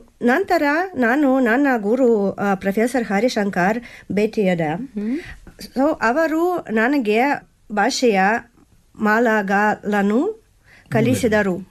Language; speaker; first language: Kannada; non-native, learner; Russian